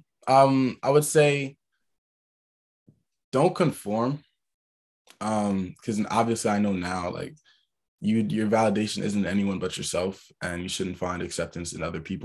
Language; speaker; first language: English; native; English